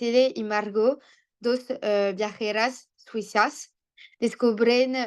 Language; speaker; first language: Spanish; non-native, learner; French